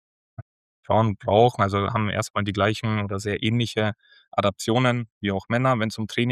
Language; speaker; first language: German; native; German